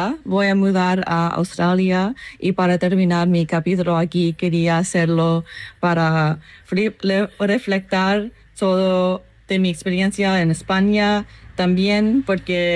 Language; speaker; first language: Spanish; non-native, fluent; English